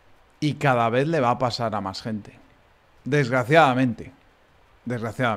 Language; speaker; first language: Spanish; native; Spanish